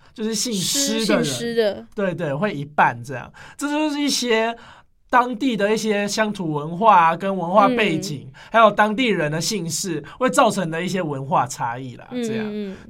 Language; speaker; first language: Chinese; native; Chinese